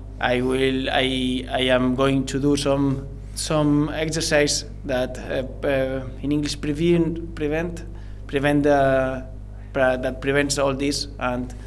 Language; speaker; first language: English; non-native, learner; Spanish